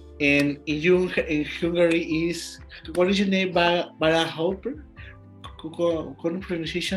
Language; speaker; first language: English; non-native, learner; Spanish